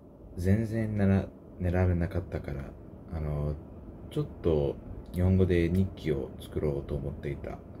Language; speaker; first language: Japanese; non-native, learner; English